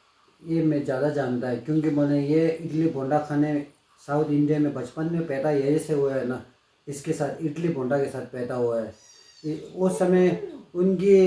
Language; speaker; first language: Hindi; non-native, local second language; Tibetan